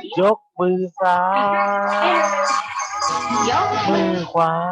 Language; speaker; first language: Thai; native; Thai